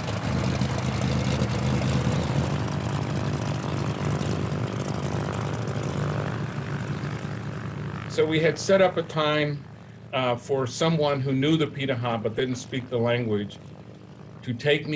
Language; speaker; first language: English; native; English